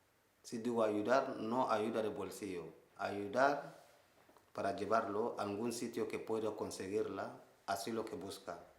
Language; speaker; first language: Spanish; non-native, learner; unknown